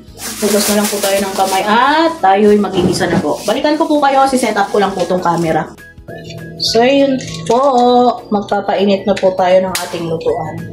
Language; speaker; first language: Filipino; non-native, local second language; Iloko